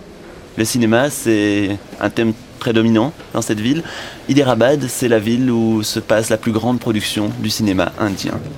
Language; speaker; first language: French; native; French